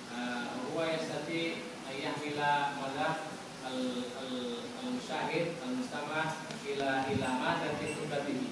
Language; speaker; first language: Arabic; non-native, learner; Indonesian